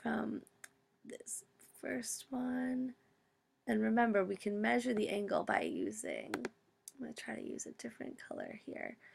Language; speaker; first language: English; native; English